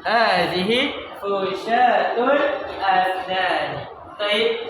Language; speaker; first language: Arabic; non-native, learner; Malay